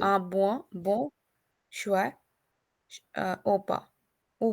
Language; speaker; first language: French; non-native, learner; Hindi